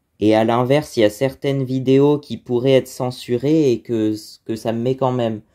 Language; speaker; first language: French; native; French